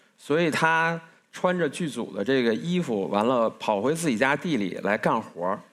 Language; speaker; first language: Chinese; native; Chinese